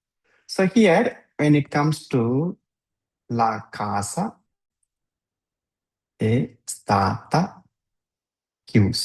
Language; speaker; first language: Italian; non-native, fluent; Tamil